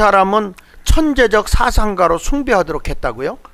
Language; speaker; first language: Korean; native; Korean